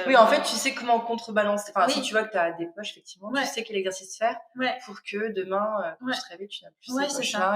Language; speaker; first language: French; native; French